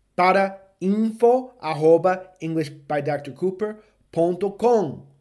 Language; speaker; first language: Portuguese; non-native, fluent; English